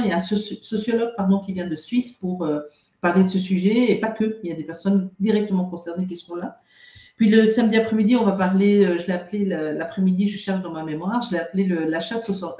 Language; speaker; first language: French; native; French